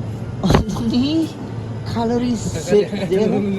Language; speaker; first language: Japanese; non-native, learner; Filipino